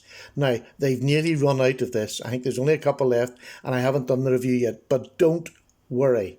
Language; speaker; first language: English; native; English